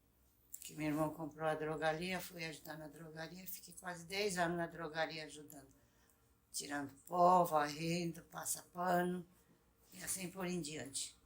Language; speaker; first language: Portuguese; non-native, local second language; Japanese